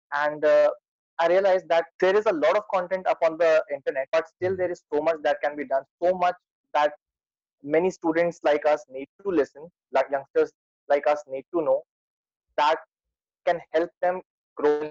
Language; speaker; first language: English; non-native, local second language; Hindi